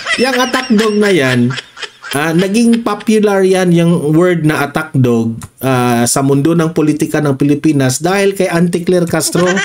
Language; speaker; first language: Filipino; non-native, local second language; Cebuano